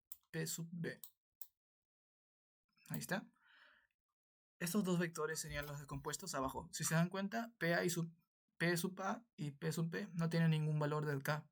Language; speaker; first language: Spanish; native; Spanish